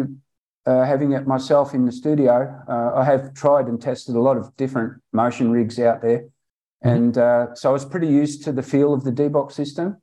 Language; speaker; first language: English; native; English